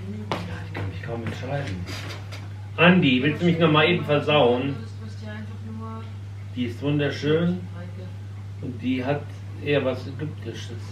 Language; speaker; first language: German; native; German